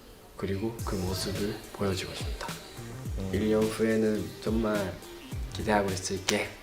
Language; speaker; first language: Korean; non-native, learner; Japanese